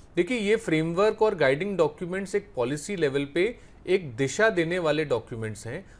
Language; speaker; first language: Hindi; native; Hindi